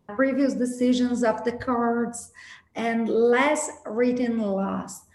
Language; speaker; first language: English; non-native, fluent; Portuguese